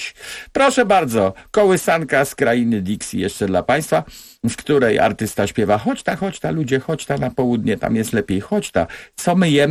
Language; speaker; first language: Polish; native; Polish